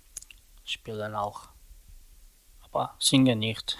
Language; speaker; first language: German; non-native, learner; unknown